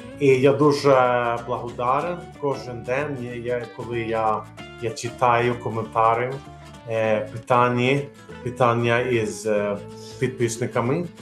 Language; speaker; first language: Ukrainian; non-native, learner; Swedish